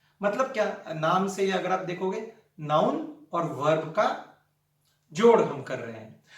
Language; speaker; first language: Hindi; non-native, local second language; Marathi